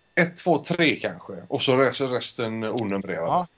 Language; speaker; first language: Swedish; early bilingual, heritage; Spanish